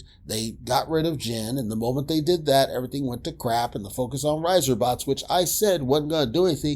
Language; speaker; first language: English; native; English